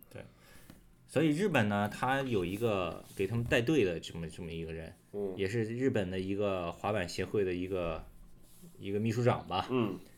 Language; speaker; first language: Chinese; native; Chinese